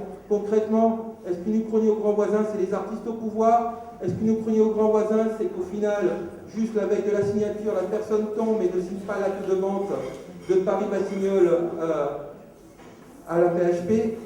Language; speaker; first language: French; native; French